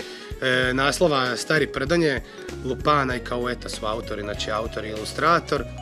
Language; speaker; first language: Croatian; native; Croatian